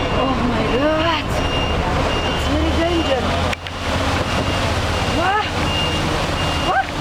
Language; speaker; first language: English; non-native, learner; Persian